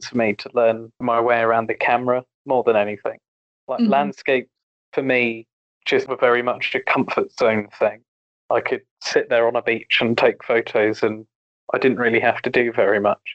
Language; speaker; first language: English; native; English